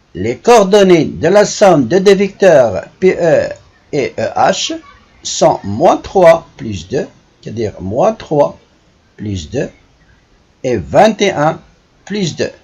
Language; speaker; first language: French; non-native, local second language; Arabic